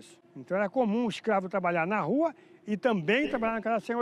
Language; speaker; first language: Portuguese; native; Portuguese